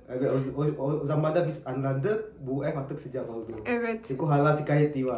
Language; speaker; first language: Turkish; non-native, learner; Indonesian